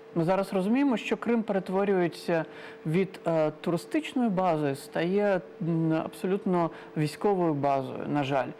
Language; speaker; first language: Ukrainian; non-native, local second language; Crimean Tatar